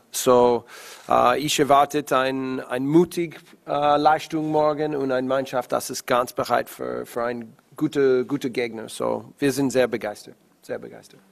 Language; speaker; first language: German; non-native, learner; English